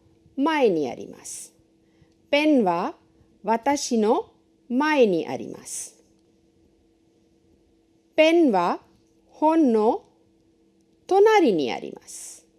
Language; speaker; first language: Japanese; non-native, fluent; Hindi